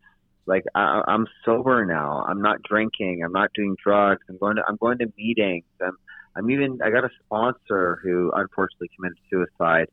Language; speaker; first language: English; native; English